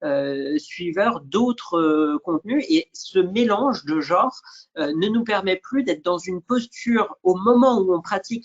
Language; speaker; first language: French; native; French